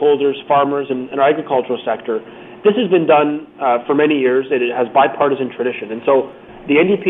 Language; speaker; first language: English; native; English